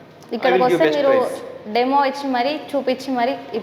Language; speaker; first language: Telugu; native; Telugu